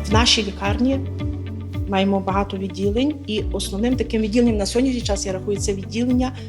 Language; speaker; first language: Ukrainian; native; Ukrainian